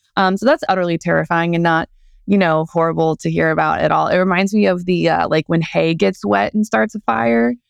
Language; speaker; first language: English; native; English